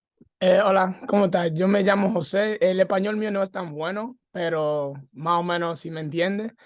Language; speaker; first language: Spanish; early bilingual, heritage; English